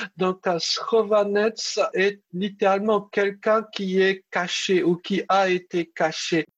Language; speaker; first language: French; early bilingual, other home language; Czech